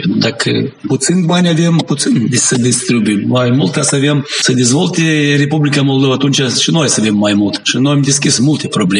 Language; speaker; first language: Romanian; non-native, local second language; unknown